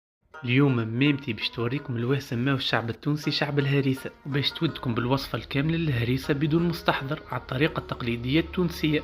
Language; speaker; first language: Arabic; native; Arabic